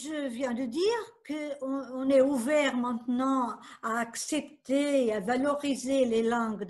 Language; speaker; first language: French; non-native, fluent; Portuguese